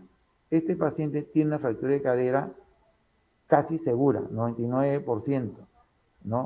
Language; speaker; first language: Spanish; native; Spanish